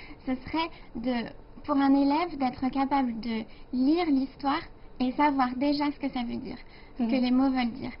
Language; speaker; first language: French; native; French